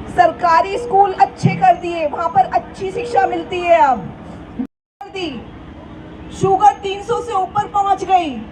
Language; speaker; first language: Hindi; native; Hindi